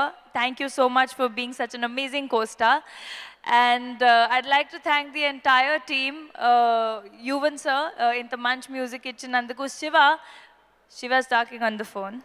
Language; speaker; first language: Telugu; non-native, fluent; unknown